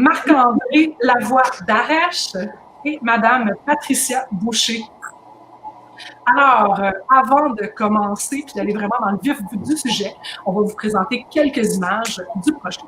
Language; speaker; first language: French; native; French